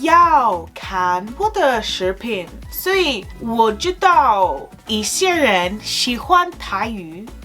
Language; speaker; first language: Chinese; non-native, learner; English